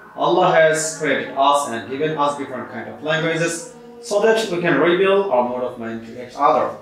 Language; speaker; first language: English; non-native, local second language; Bangla